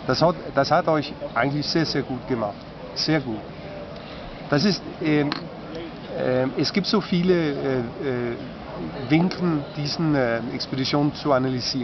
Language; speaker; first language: German; non-native, fluent; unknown